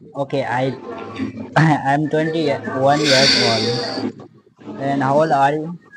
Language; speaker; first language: English; non-native, learner; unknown